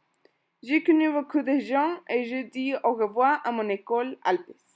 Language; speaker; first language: French; non-native, learner; Spanish